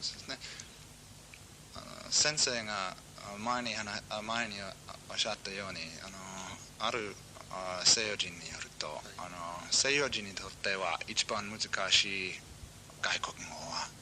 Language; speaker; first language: Japanese; non-native, learner; English